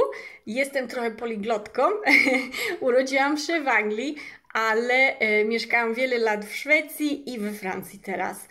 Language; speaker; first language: Polish; early bilingual, heritage; English